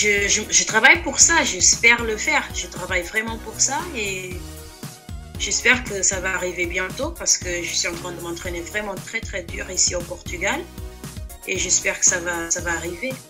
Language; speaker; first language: French; non-native, fluent; Portuguese